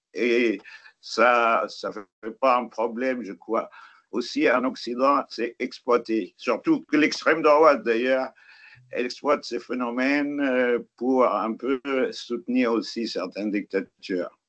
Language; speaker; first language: French; non-native, fluent; Arabic